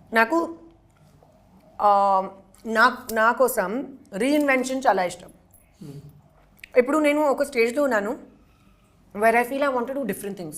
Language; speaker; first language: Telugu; non-native, local second language; Hindi